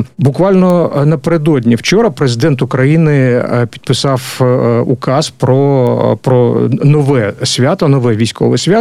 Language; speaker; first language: Ukrainian; native; Ukrainian